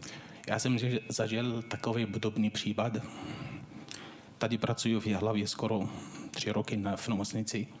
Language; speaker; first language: Czech; non-native, fluent; Arabic